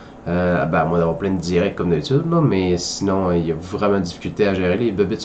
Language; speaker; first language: French; native; French